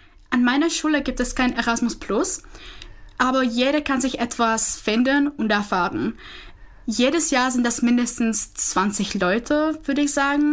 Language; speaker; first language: German; non-native, fluent; Czech